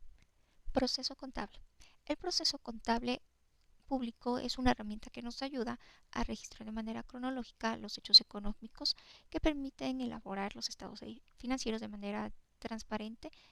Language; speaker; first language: Spanish; native; Spanish